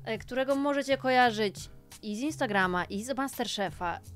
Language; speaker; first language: Polish; native; Polish